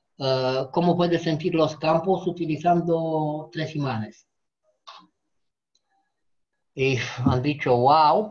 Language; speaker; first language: Spanish; non-native, fluent; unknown